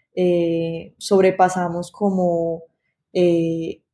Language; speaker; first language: Spanish; native; Spanish